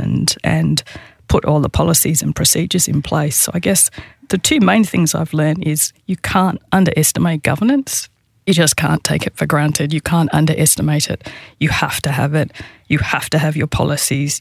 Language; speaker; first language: English; native; English